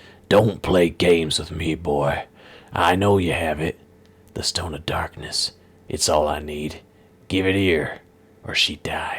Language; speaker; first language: English; native; English